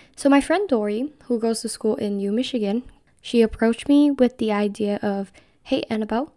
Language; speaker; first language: English; non-native, fluent; Chinese